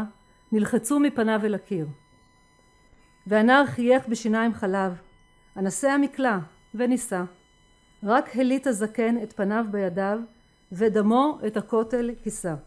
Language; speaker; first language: Hebrew; native; Hebrew